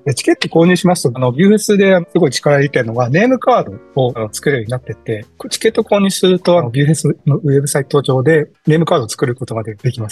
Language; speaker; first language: Japanese; native; Japanese